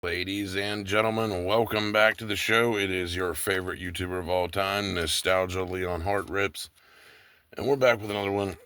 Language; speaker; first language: English; native; English